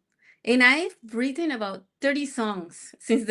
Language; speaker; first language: English; non-native, fluent; Spanish